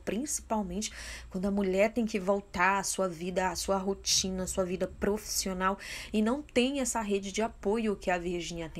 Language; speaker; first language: Portuguese; native; Portuguese